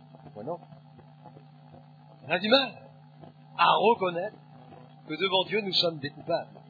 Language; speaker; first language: French; native; French